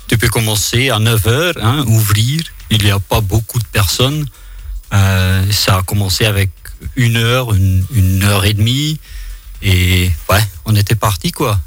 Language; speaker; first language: French; non-native, local second language; Dutch